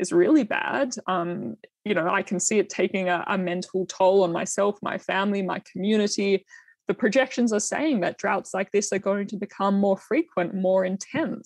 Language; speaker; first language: English; native; English